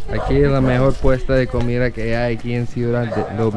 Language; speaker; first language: Spanish; non-native, learner; English